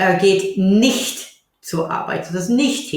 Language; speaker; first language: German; non-native, fluent; English